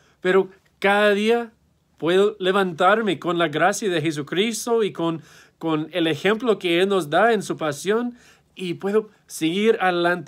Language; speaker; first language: Spanish; non-native, fluent; English